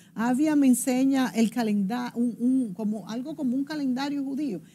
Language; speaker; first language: Spanish; native; Spanish